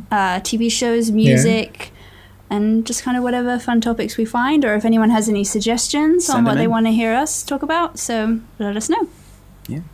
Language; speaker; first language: English; non-native, fluent; Swedish